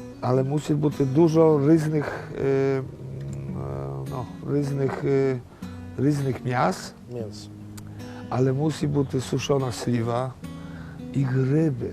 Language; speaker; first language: Polish; non-native, learner; Ukrainian